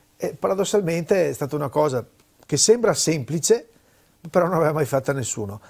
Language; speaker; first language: Italian; native; Italian